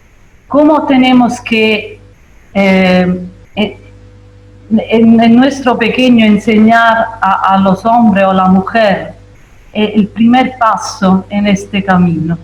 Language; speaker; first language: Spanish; non-native, fluent; Italian